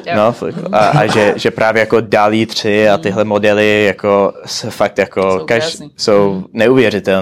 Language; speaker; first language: Czech; early bilingual, heritage; Czech